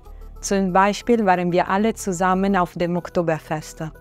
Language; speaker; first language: German; non-native, fluent; Italian